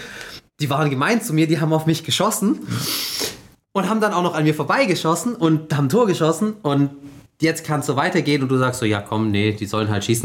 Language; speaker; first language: German; native; German